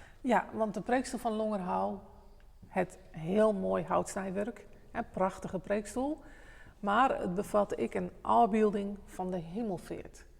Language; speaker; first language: Dutch; non-native, local second language; Western Frisian